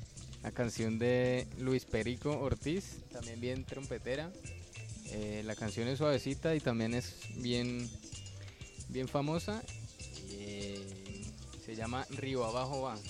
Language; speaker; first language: Spanish; native; Spanish